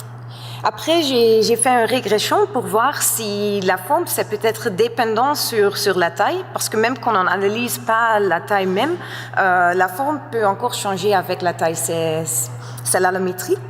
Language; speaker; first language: French; non-native, fluent; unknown